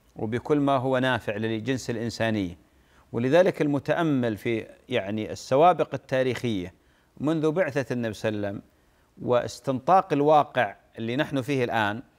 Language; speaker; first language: Arabic; native; Arabic